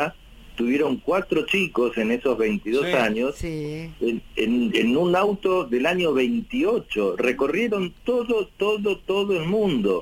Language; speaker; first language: Spanish; native; Spanish